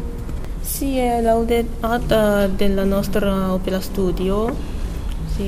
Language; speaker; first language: Italian; non-native, learner; Japanese